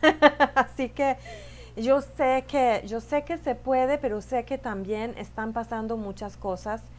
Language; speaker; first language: Spanish; non-native, fluent; Swedish